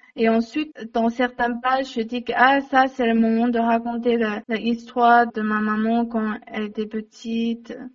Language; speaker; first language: French; non-native, learner; Chinese